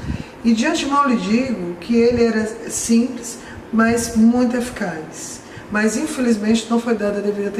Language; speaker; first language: Portuguese; native; Portuguese